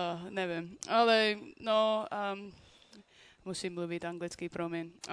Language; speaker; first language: Czech; non-native, learner; English